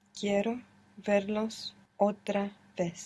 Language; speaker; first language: Spanish; non-native, learner; English